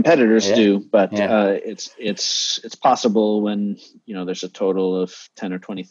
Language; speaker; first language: English; native; English